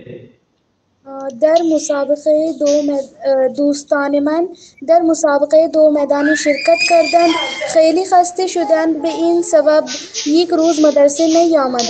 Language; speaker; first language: Persian; non-native, learner; Urdu